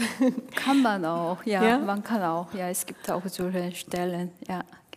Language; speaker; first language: German; non-native, fluent; Korean